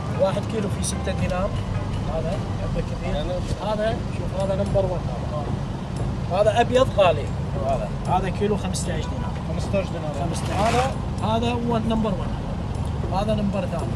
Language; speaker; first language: Arabic; non-native, learner; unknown